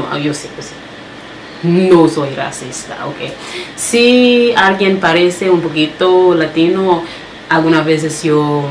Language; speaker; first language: Spanish; non-native, learner; Haitian Creole